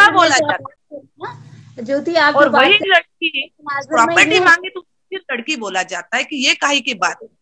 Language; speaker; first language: Hindi; non-native, local second language; Marathi